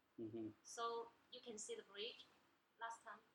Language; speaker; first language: English; non-native, learner; Chinese